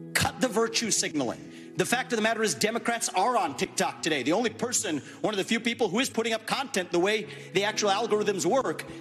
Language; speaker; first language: English; native; English